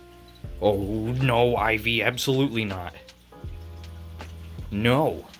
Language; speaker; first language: English; native; English